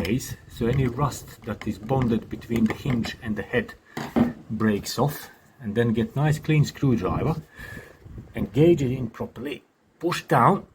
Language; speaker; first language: English; non-native, fluent; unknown